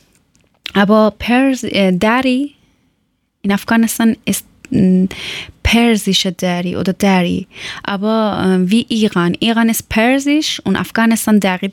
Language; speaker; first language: German; non-native, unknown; Persian